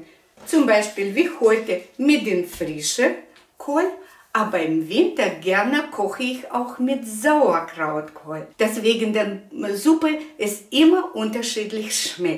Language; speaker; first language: German; non-native, fluent; Russian